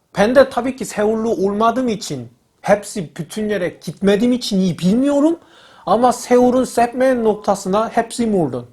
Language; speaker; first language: Turkish; non-native, learner; Korean